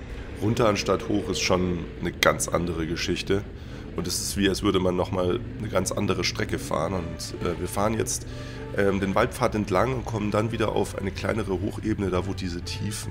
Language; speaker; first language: German; native; German